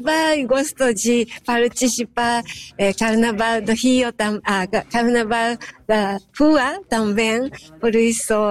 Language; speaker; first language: Portuguese; non-native, fluent; Japanese